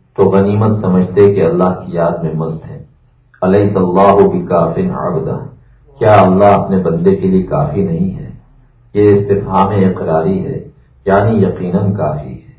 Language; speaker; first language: Urdu; native; Urdu